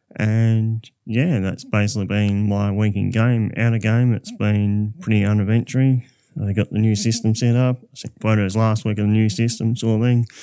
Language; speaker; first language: English; native; English